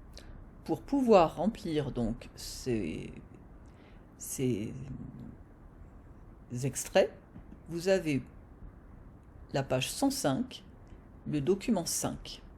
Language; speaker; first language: French; native; French